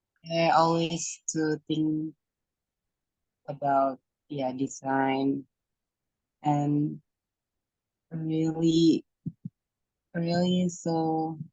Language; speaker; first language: English; non-native, learner; Indonesian